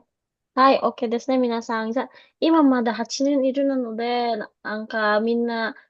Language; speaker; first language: Japanese; non-native, fluent; Indonesian